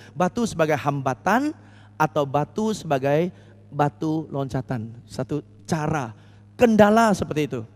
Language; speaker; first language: Indonesian; non-native, fluent; English